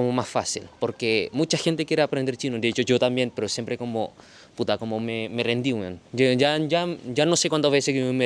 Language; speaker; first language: Spanish; non-native, learner; Indonesian